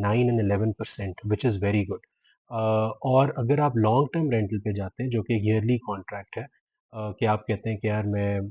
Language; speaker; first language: Hindi; non-native, local second language; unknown